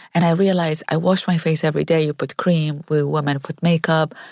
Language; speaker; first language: English; non-native, fluent; Arabic